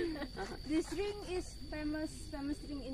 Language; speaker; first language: English; non-native, learner; Indonesian